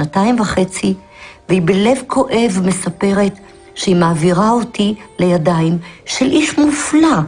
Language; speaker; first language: Hebrew; early bilingual, other home language; Polish